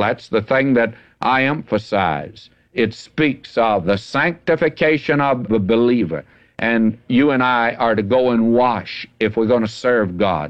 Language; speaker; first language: English; native; English